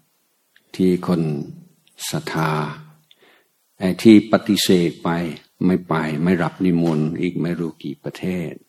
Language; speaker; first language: Thai; native; Thai